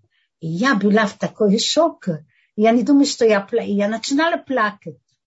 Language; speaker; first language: Russian; early bilingual, heritage; Russian